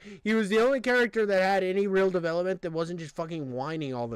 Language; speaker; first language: English; native; English